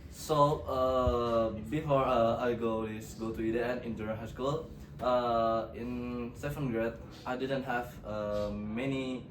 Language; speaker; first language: English; non-native, learner; Indonesian